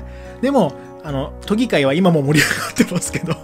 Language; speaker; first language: Japanese; native; Japanese